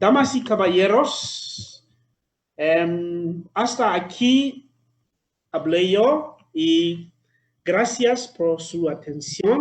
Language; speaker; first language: Spanish; non-native, fluent; Southern Sotho